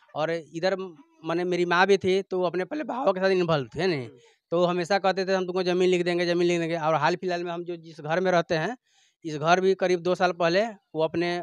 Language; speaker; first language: Hindi; native; Hindi